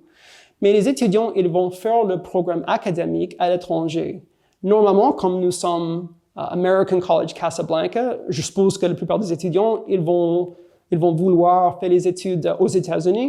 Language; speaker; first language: French; non-native, fluent; English